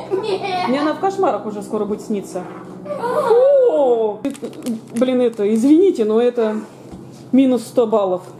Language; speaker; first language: Russian; native; Russian